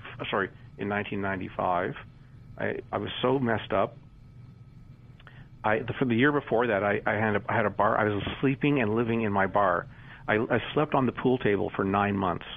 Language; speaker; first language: English; native; English